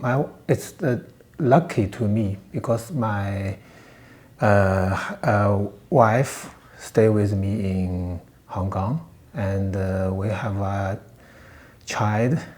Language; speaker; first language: English; non-native, learner; Chinese